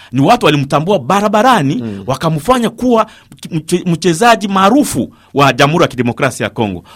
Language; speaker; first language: Swahili; native; Swahili